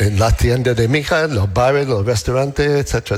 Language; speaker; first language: Spanish; non-native, learner; English